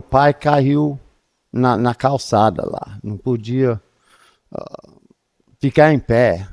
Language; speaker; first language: Portuguese; non-native, fluent; English